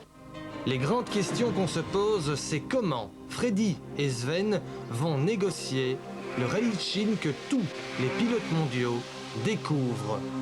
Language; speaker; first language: French; native; French